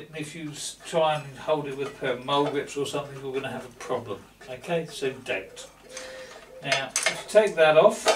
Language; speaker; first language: English; native; English